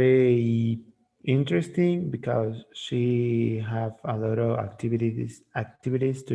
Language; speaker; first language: English; non-native, learner; Spanish